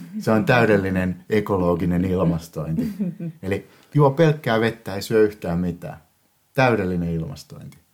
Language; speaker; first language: Finnish; native; Finnish